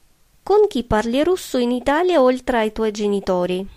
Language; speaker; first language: Italian; non-native, fluent; Russian